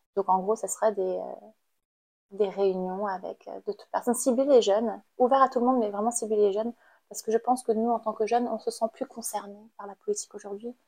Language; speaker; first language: French; non-native, fluent; Khmer